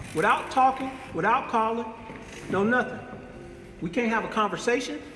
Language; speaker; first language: English; native; English